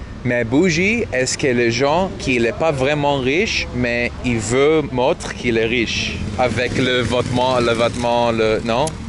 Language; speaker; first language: French; non-native, learner; English